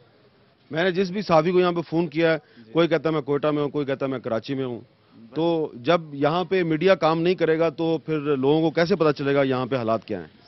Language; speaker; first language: Urdu; native; Urdu